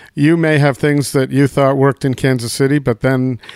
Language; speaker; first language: English; native; English